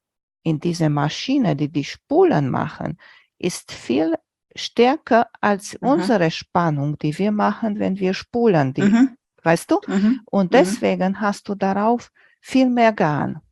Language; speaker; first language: German; non-native, fluent; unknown